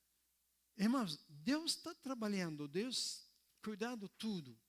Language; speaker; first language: Portuguese; non-native, learner; Arabic